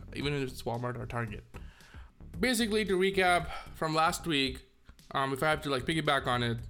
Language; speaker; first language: English; non-native, local second language; Tamil